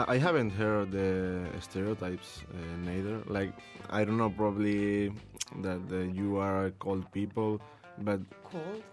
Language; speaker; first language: English; non-native, learner; Spanish